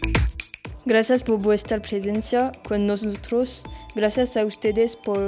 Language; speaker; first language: Spanish; non-native, learner; French